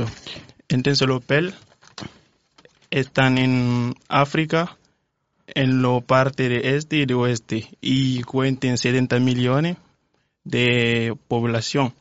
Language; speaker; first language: Spanish; non-native, fluent; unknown